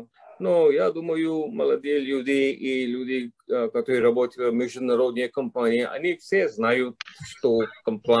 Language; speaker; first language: Russian; non-native, fluent; English